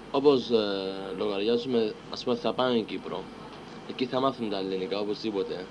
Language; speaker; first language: Greek; early bilingual, heritage; Greek